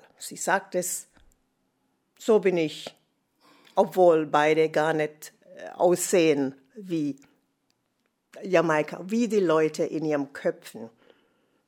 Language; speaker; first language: German; non-native, fluent; English